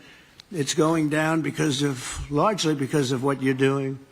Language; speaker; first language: English; native; English